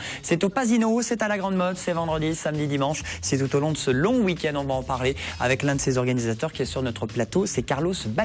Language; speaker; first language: French; native; French